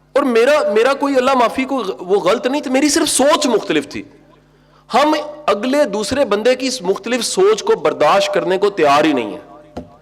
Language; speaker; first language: Urdu; non-native, local second language; Punjabi